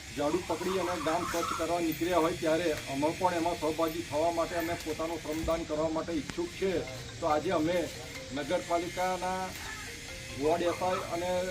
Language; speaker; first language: Gujarati; native; Gujarati